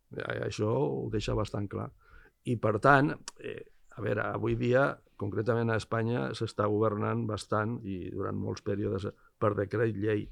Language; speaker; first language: Catalan; non-native, local second language; Spanish